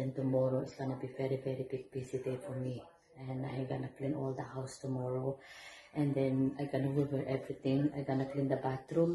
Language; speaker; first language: English; non-native, local second language; Filipino